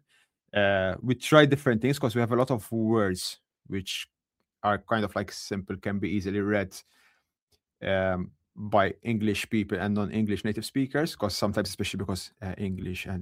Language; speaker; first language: English; non-native, local second language; Maltese